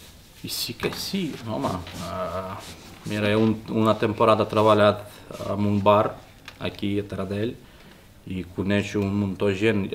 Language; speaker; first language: Catalan; non-native, learner; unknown